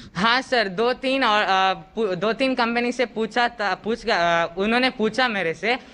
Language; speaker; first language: Hindi; non-native, local second language; Kannada